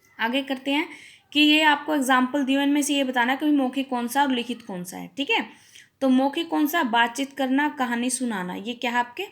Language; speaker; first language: Hindi; native; Hindi